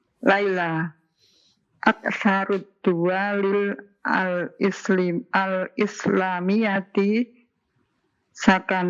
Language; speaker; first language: Arabic; non-native, learner; Indonesian